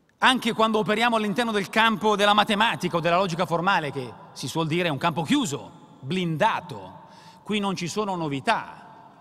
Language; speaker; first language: Italian; native; Italian